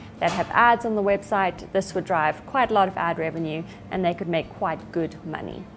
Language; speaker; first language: English; native; English